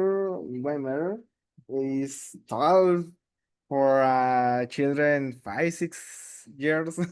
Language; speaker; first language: English; non-native, learner; Spanish